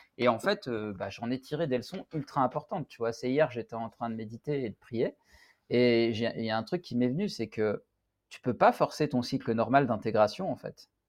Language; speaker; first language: French; native; French